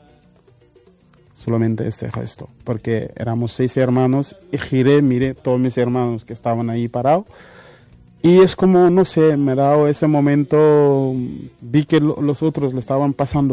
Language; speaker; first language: Spanish; non-native, fluent; Wolof